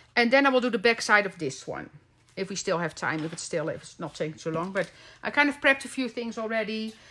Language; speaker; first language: English; non-native, fluent; Dutch